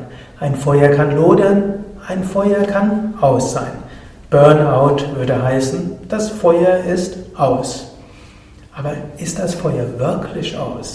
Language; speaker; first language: German; native; German